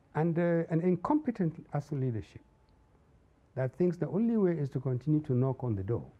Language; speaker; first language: English; non-native, local second language; Hausa